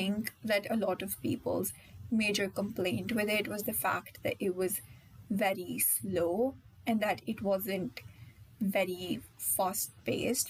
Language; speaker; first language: English; non-native, local second language; Hindi